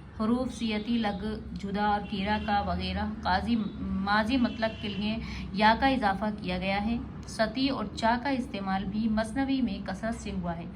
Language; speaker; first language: Urdu; native; Urdu